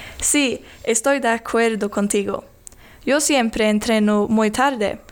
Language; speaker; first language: Spanish; non-native, learner; Swedish